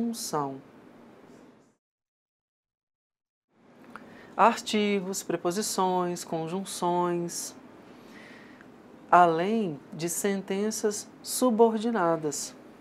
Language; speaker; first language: Portuguese; native; Portuguese